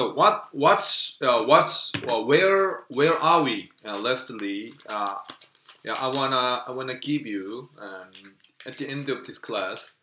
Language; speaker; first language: English; non-native, fluent; Korean